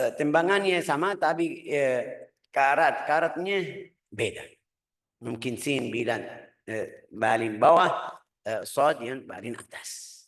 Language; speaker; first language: Indonesian; non-native, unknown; Arabic